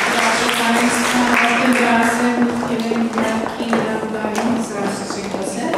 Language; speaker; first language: Polish; native; Polish